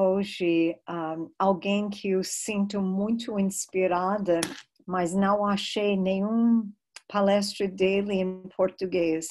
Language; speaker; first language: Portuguese; non-native, fluent; English